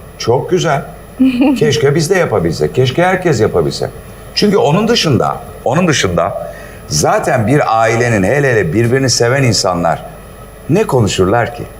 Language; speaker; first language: Turkish; native; Turkish